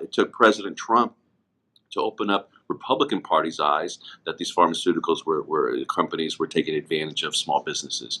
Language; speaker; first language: English; native; English